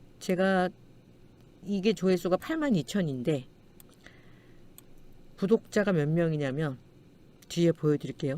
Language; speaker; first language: Korean; native; Korean